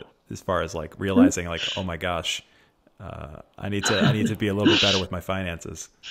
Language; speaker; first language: English; early bilingual, other home language; Italian